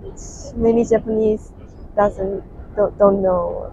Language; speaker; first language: English; non-native, learner; Japanese